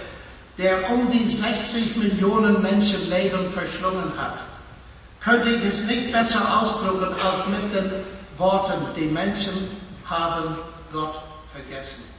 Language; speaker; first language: German; non-native, fluent; English